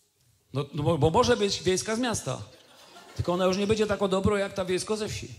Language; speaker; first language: Polish; native; Polish